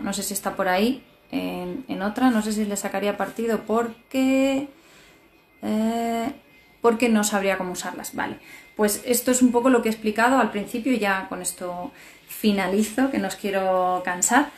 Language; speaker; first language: Spanish; native; Spanish